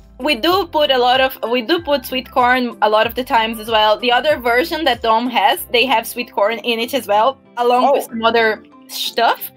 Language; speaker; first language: English; non-native, fluent; Portuguese